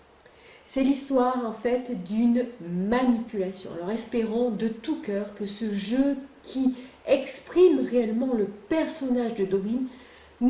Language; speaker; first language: French; native; French